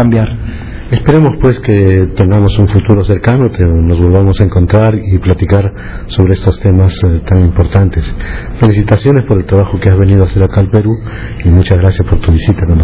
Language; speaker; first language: Spanish; native; Spanish